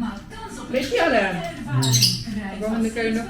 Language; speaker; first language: Dutch; non-native, learner; Filipino